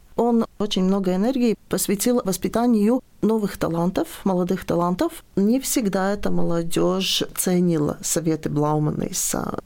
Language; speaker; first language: Russian; non-native, local second language; Latvian